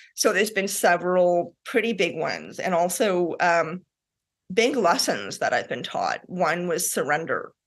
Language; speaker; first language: English; native; English